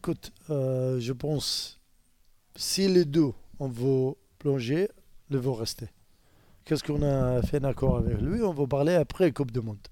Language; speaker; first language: French; non-native, learner; Arabic